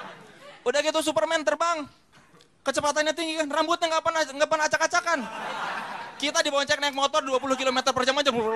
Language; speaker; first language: Indonesian; native; Indonesian